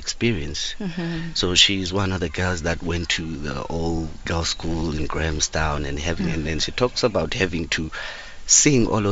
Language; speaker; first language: English; non-native, local second language; Xhosa